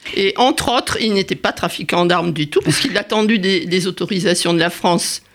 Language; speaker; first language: French; native; French